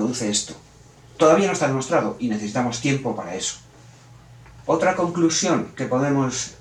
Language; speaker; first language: Spanish; native; Spanish